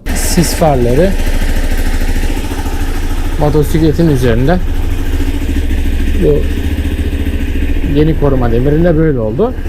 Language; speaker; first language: Turkish; native; Turkish